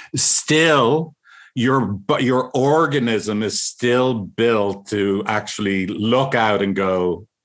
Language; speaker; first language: English; native; English